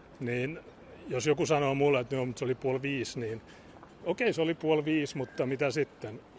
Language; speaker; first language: Finnish; native; Finnish